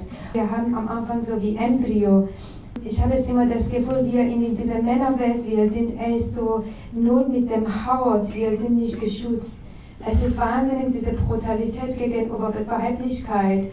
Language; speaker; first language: German; non-native, fluent; Persian